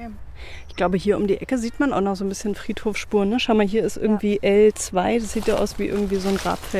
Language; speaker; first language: German; native; German